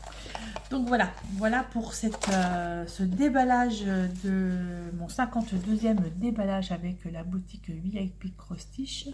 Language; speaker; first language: French; native; French